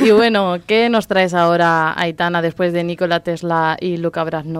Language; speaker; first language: Spanish; native; Spanish